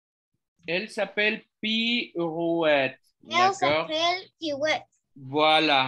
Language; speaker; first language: French; non-native, fluent; Spanish